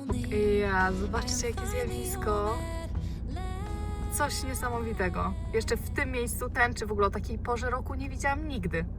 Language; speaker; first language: Polish; native; Polish